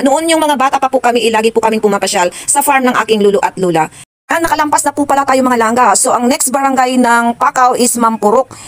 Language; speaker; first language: Filipino; non-native, local second language; Hiligaynon